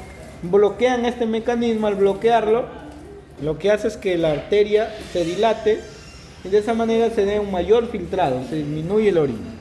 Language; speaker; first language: Spanish; native; Spanish